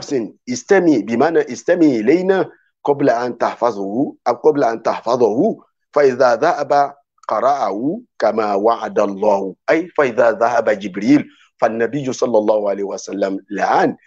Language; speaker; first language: Arabic; non-native, fluent; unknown